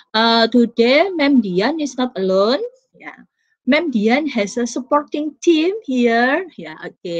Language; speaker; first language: English; non-native, fluent; Indonesian